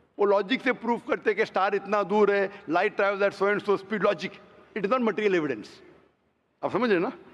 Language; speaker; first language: Hindi; non-native, local second language; Konkani